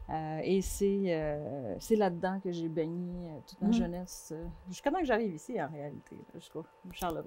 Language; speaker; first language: French; non-native, fluent; Portuguese